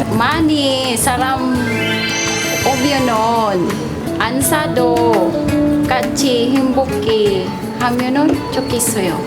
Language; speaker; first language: Korean; non-native, learner; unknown